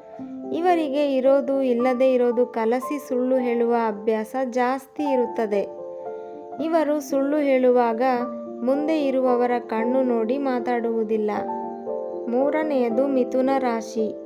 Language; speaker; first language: Kannada; native; Kannada